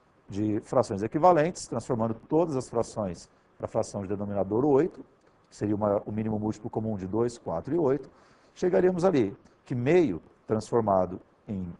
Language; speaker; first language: Portuguese; native; Portuguese